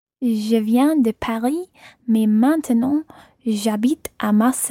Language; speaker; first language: French; non-native, learner; English